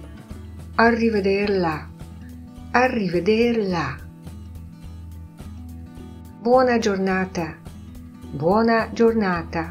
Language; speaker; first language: Italian; non-native, fluent; Polish